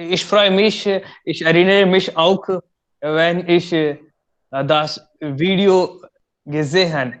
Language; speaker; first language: German; non-native, learner; Hindi